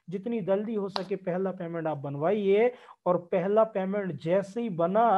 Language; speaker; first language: Hindi; native; Hindi